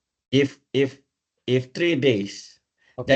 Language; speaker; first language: English; non-native, local second language; Malay